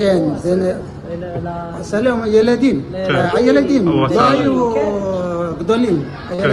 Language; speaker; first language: Hebrew; non-native, learner; Tigrinya